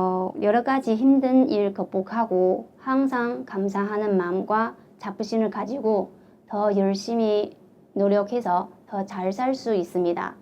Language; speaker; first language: Korean; non-native, fluent; Chinese